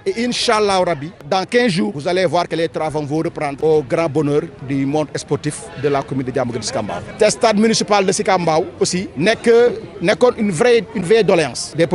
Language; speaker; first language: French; non-native, local second language; Wolof